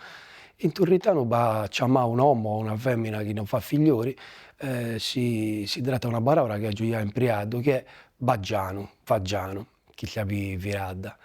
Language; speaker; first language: Italian; native; Italian